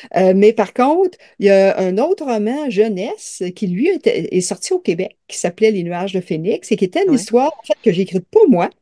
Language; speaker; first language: French; native; French